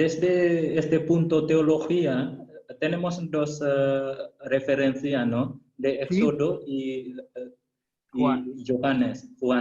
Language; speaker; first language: Spanish; non-native, learner; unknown